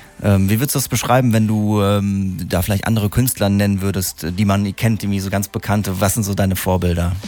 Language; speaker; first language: German; native; German